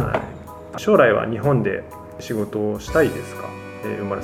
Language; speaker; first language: Japanese; native; Japanese